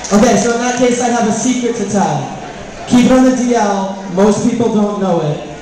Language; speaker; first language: English; native; English